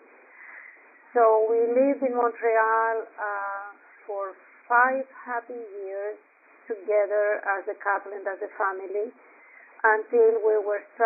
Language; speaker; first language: English; non-native, fluent; Greek